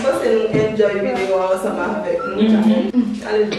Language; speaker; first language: French; non-native, learner; Haitian Creole